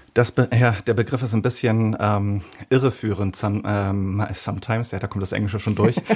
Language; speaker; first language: German; native; German